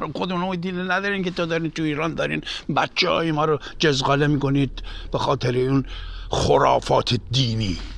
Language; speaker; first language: Persian; native; Persian